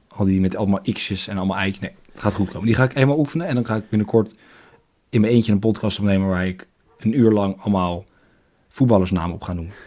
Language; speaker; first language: Dutch; native; Dutch